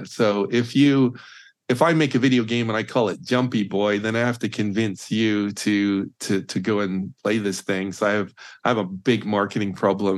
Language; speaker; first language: English; native; English